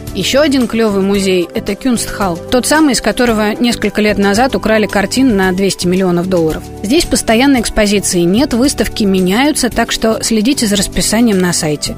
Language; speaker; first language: Russian; native; Russian